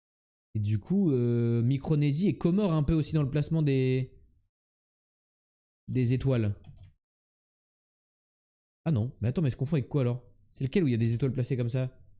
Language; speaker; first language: French; native; French